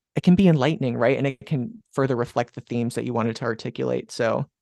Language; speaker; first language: English; native; English